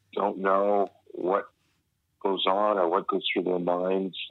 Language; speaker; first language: English; native; English